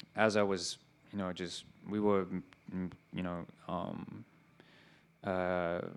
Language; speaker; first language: English; native; English